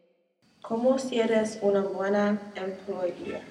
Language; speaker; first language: Spanish; non-native, learner; English